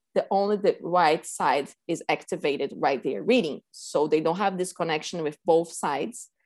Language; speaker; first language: English; non-native, fluent; Portuguese